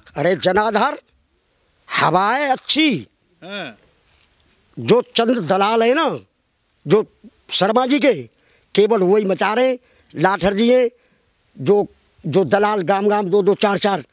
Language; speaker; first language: Hindi; native; Hindi